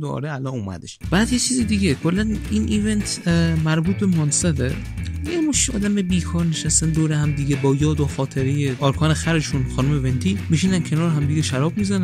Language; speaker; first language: Persian; native; Persian